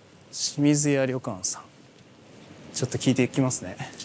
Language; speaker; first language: Japanese; native; Japanese